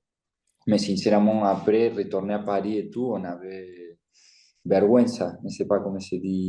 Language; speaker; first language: French; non-native, fluent; Spanish